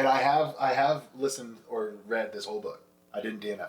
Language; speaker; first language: English; native; English